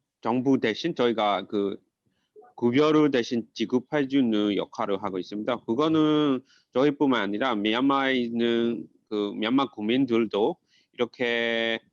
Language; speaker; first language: Korean; non-native, fluent; Burmese